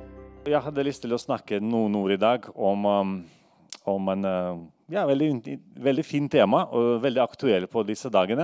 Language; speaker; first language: Norwegian; non-native, fluent; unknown